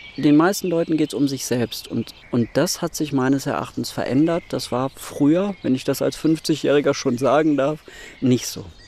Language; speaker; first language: German; native; German